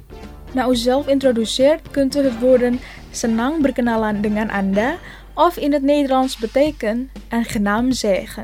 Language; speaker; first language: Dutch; non-native, learner; Indonesian